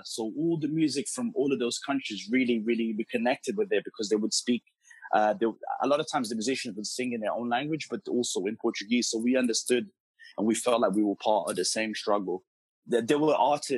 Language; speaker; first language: English; early bilingual, other home language; Portuguese